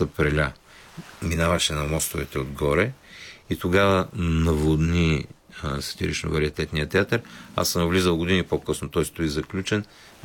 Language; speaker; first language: Bulgarian; native; Bulgarian